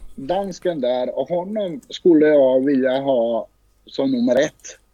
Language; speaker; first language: Swedish; early bilingual, other home language; Bosnian